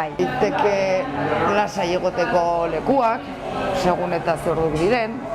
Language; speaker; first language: Basque; non-native, local second language; Spanish